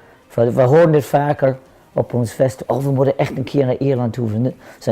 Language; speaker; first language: Dutch; non-native, fluent; English